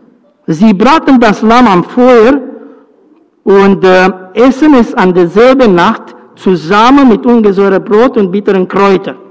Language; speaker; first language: German; non-native, fluent; Romanian